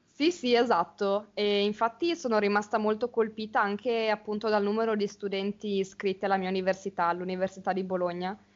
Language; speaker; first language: Italian; native; Italian